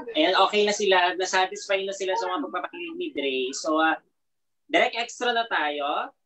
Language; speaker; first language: Filipino; native; Filipino